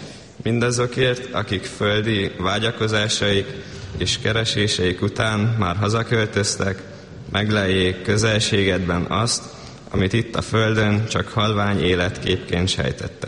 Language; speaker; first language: Hungarian; native; Hungarian